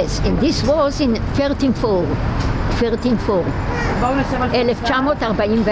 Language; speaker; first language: English; non-native, learner; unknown